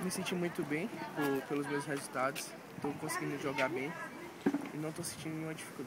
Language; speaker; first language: Portuguese; native; Portuguese